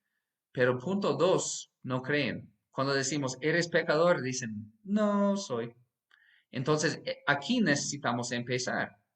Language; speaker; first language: Spanish; non-native, fluent; English